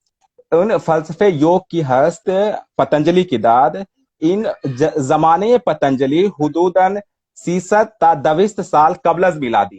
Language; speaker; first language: Persian; non-native, fluent; Hindi